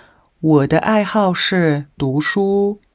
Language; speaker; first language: Chinese; non-native, fluent; Mongolian